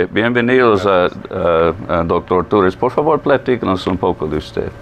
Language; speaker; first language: Spanish; non-native, fluent; English